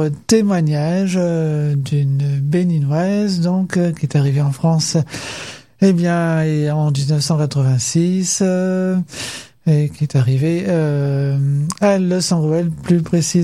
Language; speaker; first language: French; native; French